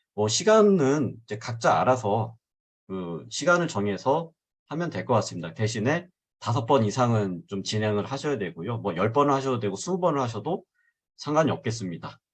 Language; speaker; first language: Korean; native; Korean